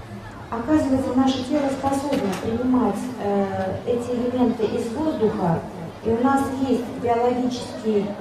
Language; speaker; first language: Russian; native; Russian